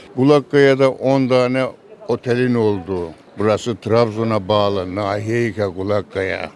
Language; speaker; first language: Turkish; native; Turkish